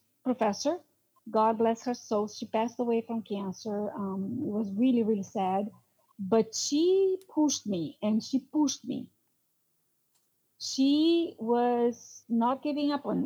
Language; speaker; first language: English; non-native, fluent; Portuguese